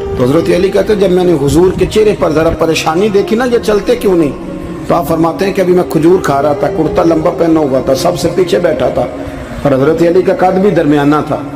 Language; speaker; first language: Urdu; non-native, local second language; Punjabi